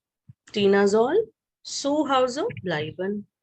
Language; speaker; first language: German; non-native, fluent; Hindi